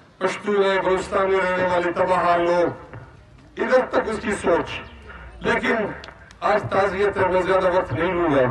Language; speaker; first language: Urdu; non-native, local second language; Baluchi